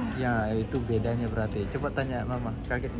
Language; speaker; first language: Indonesian; native; Indonesian